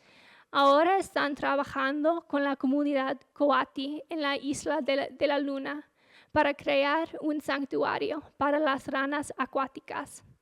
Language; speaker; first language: Spanish; non-native, fluent; English